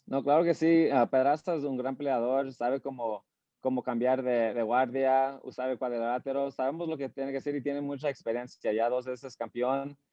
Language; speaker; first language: Spanish; early bilingual, heritage; Spanish